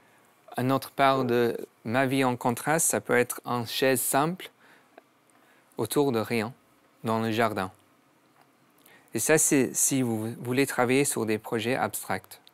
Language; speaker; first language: French; non-native, learner; English